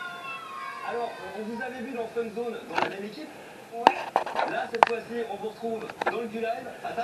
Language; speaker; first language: French; native; French